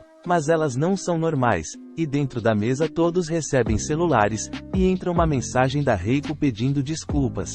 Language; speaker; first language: Portuguese; native; Portuguese